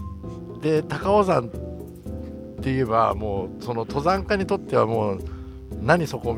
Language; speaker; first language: Japanese; native; Japanese